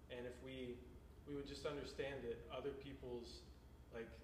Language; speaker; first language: English; native; English